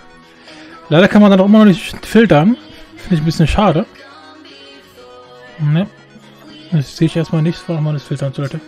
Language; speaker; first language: German; native; German